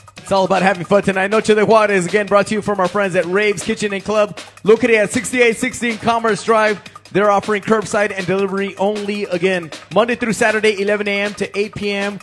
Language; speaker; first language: English; early bilingual, other home language; Spanish